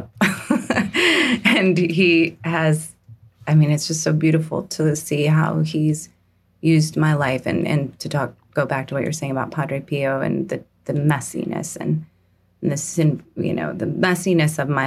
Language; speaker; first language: English; native; English